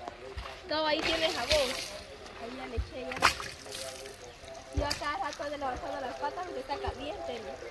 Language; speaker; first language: Spanish; native; Spanish